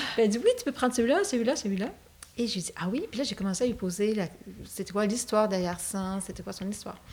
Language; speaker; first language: French; native; French